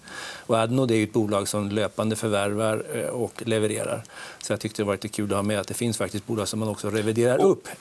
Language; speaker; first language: Swedish; native; Swedish